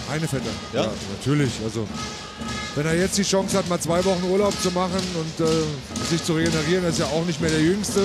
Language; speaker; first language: German; native; German